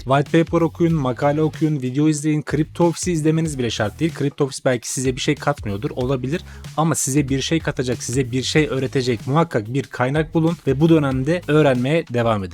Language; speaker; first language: Turkish; native; Turkish